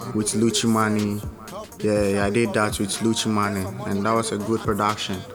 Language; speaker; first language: English; non-native, local second language; Ewe